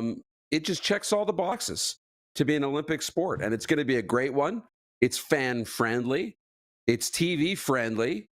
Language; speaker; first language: English; native; English